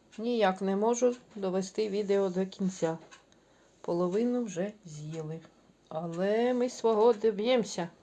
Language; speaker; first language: Ukrainian; native; Ukrainian